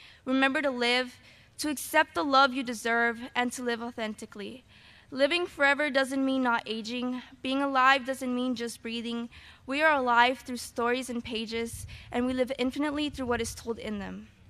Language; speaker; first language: English; early bilingual, other home language; Spanish